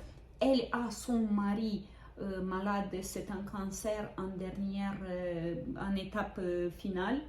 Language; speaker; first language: French; non-native, fluent; Ukrainian